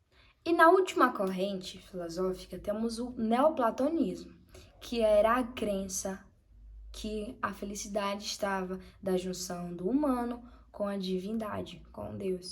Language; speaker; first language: Portuguese; native; Portuguese